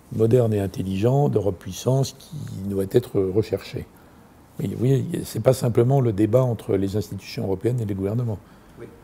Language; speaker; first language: French; native; French